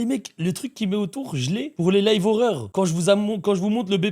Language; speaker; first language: French; native; French